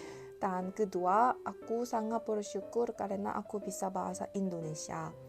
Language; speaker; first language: Indonesian; non-native, learner; Korean